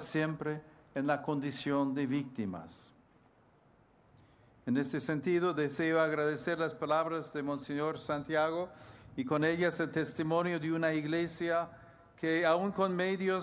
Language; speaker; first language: Spanish; non-native, fluent; English